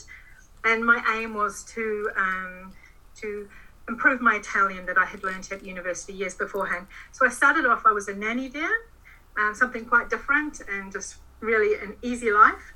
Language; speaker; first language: English; native; English